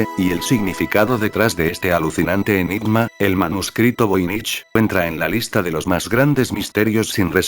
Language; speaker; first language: Spanish; native; Spanish